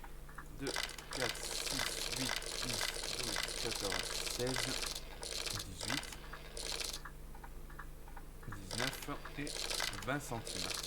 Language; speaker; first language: French; native; French